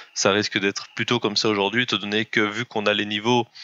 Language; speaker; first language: French; native; French